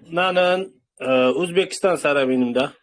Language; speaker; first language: Korean; non-native, learner; Uzbek